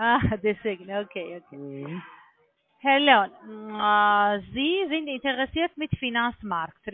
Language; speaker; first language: German; non-native, learner; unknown